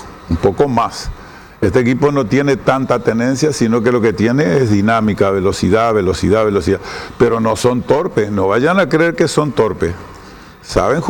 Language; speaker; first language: Spanish; native; Spanish